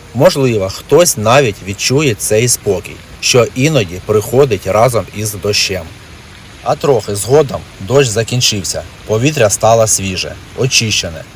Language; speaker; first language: Ukrainian; native; Ukrainian